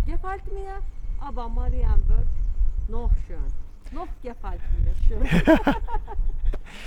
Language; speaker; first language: German; non-native, learner; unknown